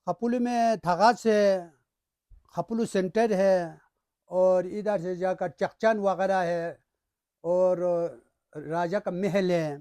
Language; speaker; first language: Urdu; non-native, local second language; Balti